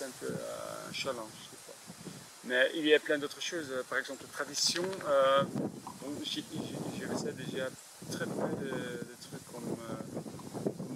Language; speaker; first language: French; non-native, fluent; Dutch